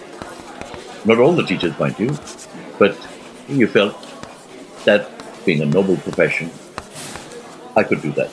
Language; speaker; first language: English; non-native, local second language; Urdu